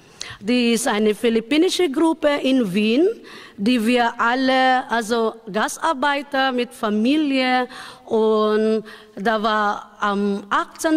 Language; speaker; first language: German; non-native, learner; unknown